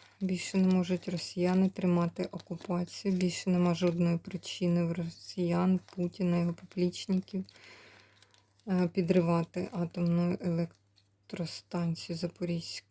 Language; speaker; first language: Ukrainian; native; Ukrainian